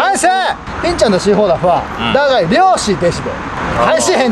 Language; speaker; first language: Chinese; non-native, fluent; Japanese